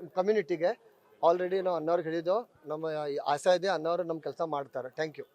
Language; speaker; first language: Kannada; non-native, local second language; Urdu